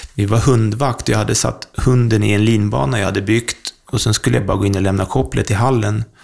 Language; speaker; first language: Swedish; native; Swedish